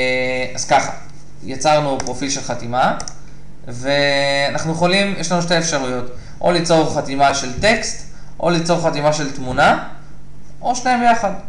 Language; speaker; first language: Hebrew; native; Hebrew